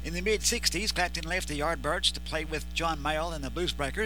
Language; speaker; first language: English; native; English